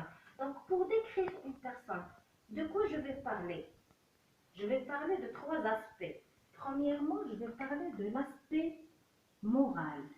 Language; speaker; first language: French; non-native, local second language; Arabic